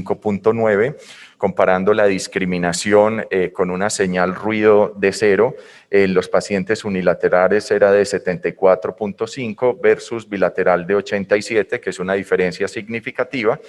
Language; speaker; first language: Spanish; native; Spanish